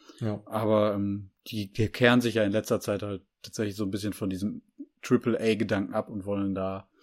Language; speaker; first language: German; native; German